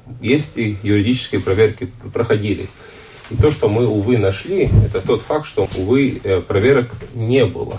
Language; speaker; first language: Russian; non-native, local second language; Latvian